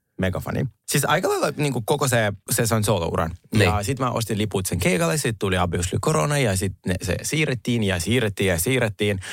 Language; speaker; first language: Finnish; non-native, fluent; Russian